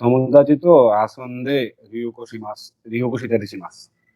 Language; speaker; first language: Japanese; non-native, learner; Bangla